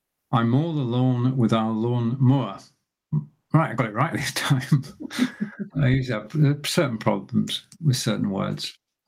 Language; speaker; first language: English; native; English